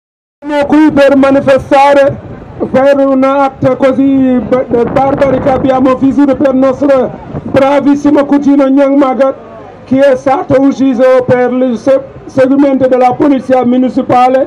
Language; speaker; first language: Italian; non-native, fluent; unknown